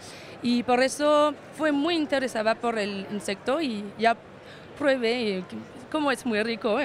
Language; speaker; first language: Spanish; non-native, fluent; French